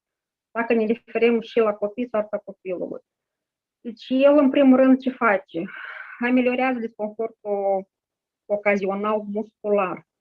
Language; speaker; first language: Romanian; non-native, local second language; Russian